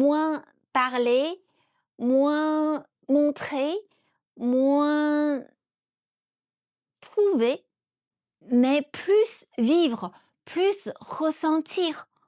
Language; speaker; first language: French; non-native, fluent; Chinese